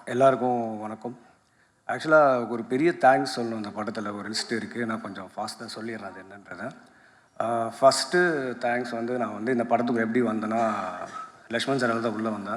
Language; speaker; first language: Tamil; native; Tamil